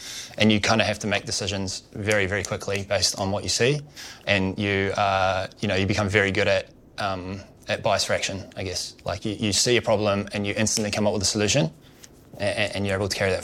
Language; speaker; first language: English; native; English